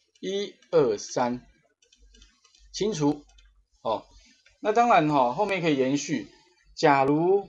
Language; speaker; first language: Chinese; native; Chinese